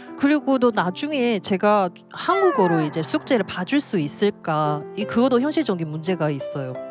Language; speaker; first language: Korean; non-native, fluent; Chinese